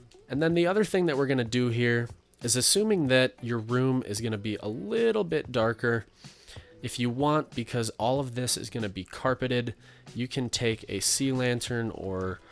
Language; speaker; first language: English; native; English